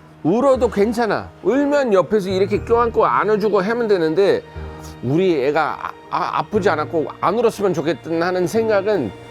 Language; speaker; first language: Korean; non-native, fluent; English